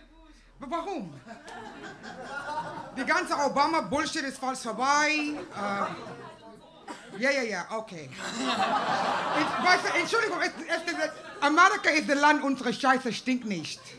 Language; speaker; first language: German; non-native, fluent; English